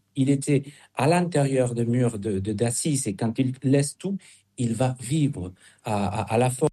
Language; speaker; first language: French; non-native, fluent; Spanish